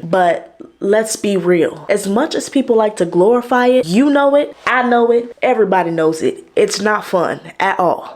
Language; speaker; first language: English; native; English